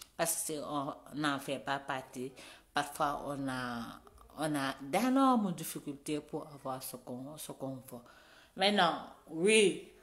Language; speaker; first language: French; non-native, local second language; Wolof